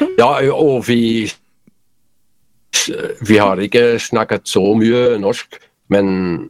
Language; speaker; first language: Norwegian; non-native, fluent; Polish